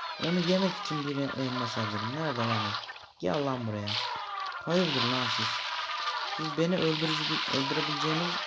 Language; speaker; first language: Turkish; native; Turkish